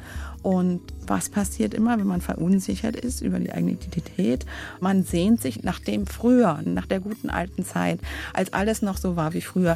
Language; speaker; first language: German; native; German